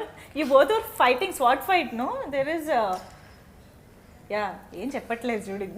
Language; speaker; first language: Telugu; native; Telugu